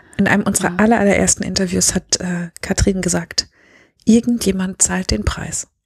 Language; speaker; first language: German; native; German